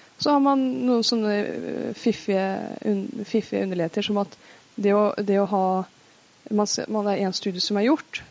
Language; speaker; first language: Norwegian; early bilingual, other home language; Persian